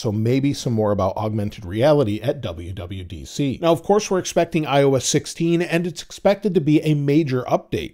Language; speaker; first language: English; native; English